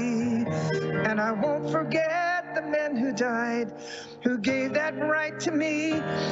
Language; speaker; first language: English; native; English